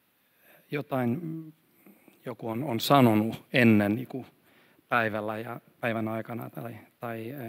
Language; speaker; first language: Finnish; non-native, fluent; Swedish